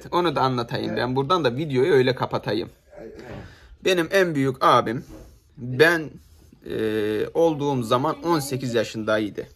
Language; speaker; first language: Turkish; native; Turkish